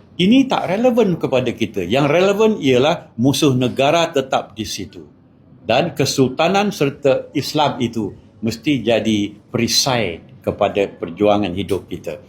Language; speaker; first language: Malay; native; Malay